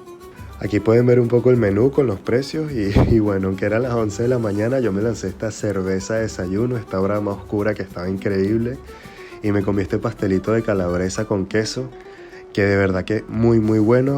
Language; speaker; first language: Spanish; native; Spanish